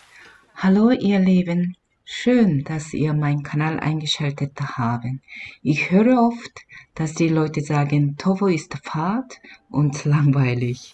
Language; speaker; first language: German; non-native, learner; Korean